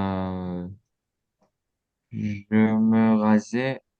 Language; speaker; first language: French; non-native, learner; Azerbaijani